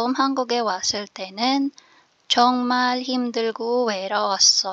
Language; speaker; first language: Korean; non-native, fluent; Filipino